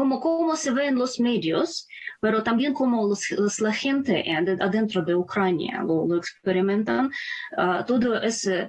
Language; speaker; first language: Spanish; non-native, fluent; Ukrainian